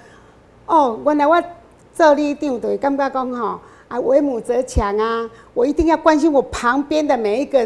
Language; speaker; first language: Chinese; non-native, local second language; Min Nan Chinese